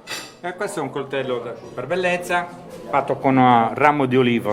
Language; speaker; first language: Italian; native; Italian